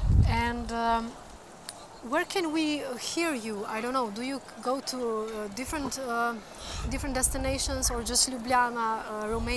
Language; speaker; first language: English; non-native, fluent; Slovenian